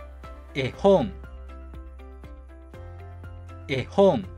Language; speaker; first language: Japanese; native; Japanese